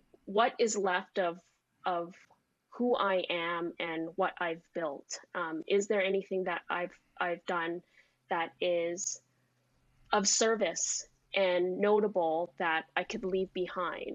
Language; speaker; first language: English; native; English